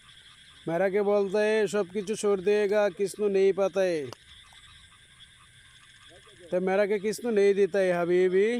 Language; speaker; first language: Hindi; non-native, learner; Bangla